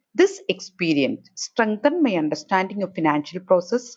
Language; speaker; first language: English; non-native, local second language; Malayalam